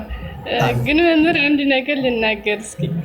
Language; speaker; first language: Amharic; native; Amharic